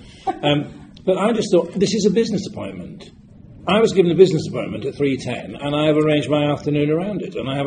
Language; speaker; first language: English; native; English